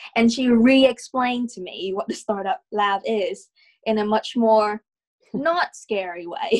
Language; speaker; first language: English; non-native, fluent; Vietnamese